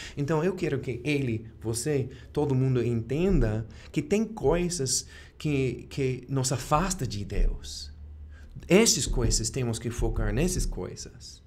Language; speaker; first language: Portuguese; non-native, fluent; English